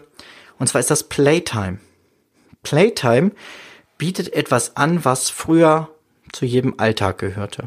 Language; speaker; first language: German; native; German